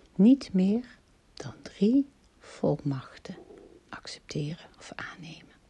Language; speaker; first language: Dutch; native; Dutch